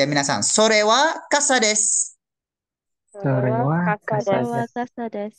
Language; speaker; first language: Japanese; non-native, fluent; Malay